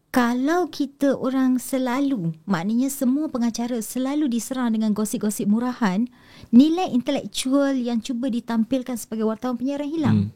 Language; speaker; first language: Malay; native; Malay